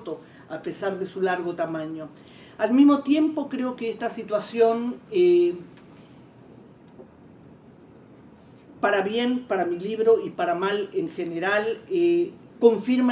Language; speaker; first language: Spanish; native; Spanish